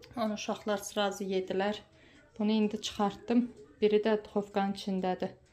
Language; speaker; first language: Azerbaijani; early bilingual, heritage; Azerbaijani